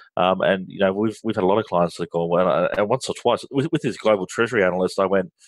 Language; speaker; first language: English; native; English